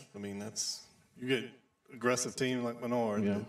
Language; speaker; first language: English; native; English